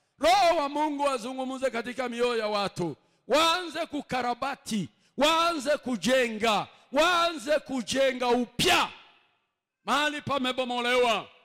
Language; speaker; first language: Swahili; non-native, local second language; Kinyarwanda